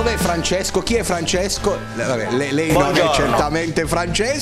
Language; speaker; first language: Italian; native; Italian